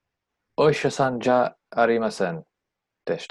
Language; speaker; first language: Japanese; non-native, learner; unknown